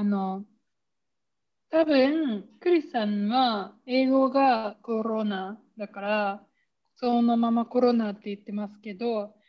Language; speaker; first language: Japanese; non-native, learner; German